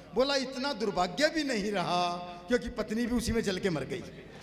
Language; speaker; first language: Hindi; native; Hindi